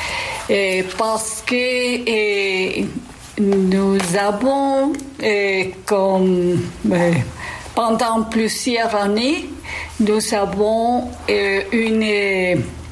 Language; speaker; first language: French; non-native, fluent; Spanish